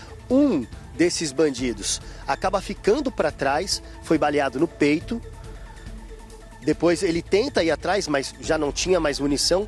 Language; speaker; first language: Portuguese; native; Portuguese